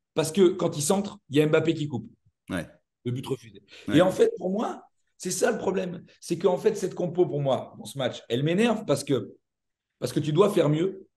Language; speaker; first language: French; native; French